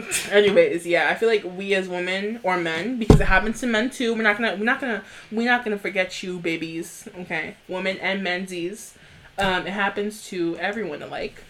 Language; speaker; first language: English; native; English